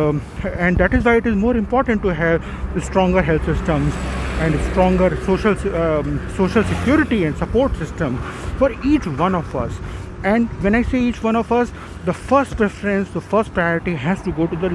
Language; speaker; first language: English; non-native, local second language; Hindi